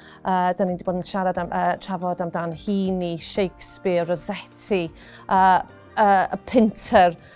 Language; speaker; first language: Welsh; non-native, local second language; English